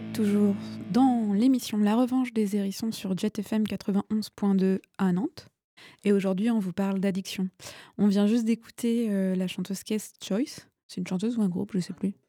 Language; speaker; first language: French; native; French